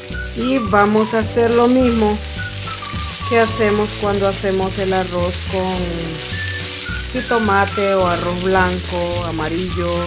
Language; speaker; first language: Spanish; native; Spanish